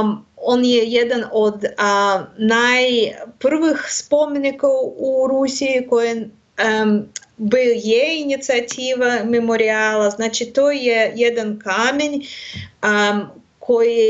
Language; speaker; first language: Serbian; non-native, learner; Russian